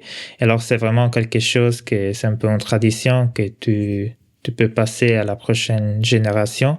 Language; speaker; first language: French; non-native, local second language; Italian